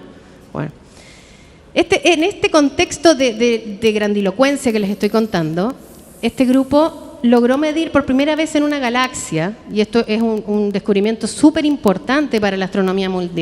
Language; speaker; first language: Spanish; native; Spanish